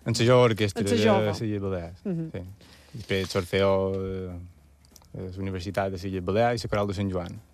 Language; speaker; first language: Catalan; native; Catalan